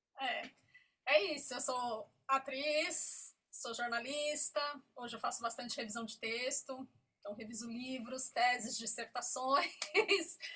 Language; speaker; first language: Portuguese; native; Portuguese